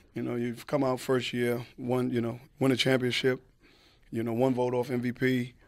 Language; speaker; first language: English; native; English